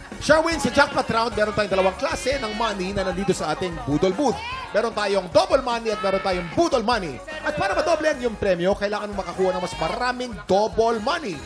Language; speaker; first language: Filipino; native; Filipino